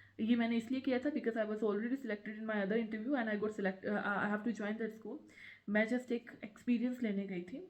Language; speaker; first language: Hindi; native; Hindi